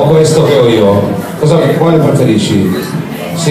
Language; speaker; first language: Italian; native; Italian